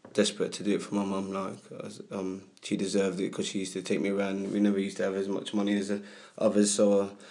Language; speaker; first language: English; native; English